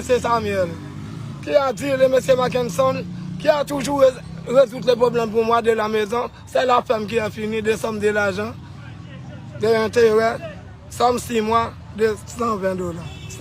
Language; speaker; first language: French; non-native, learner; Haitian Creole